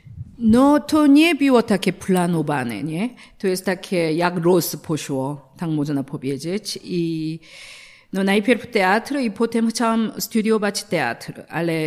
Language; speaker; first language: Polish; non-native, learner; Korean